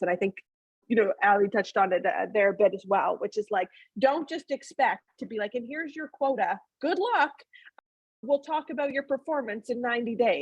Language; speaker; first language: English; native; English